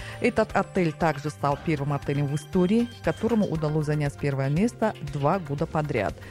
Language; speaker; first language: Russian; non-native, local second language; Tajik